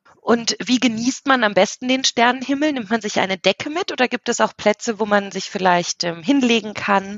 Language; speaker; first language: German; native; German